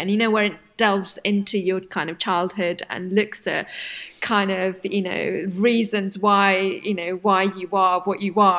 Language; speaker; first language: English; non-native, local second language; Bangla